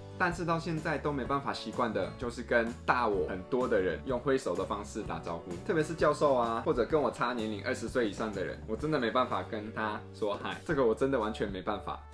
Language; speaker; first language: Chinese; non-native, fluent; Korean